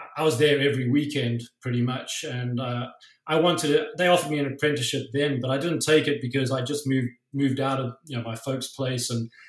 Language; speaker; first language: English; native; English